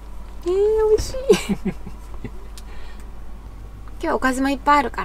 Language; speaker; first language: Japanese; native; Japanese